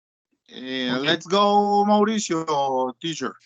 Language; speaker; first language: English; non-native, learner; Spanish